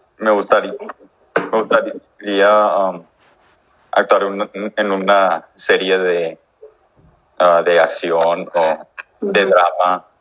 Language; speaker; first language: Spanish; early bilingual, heritage; English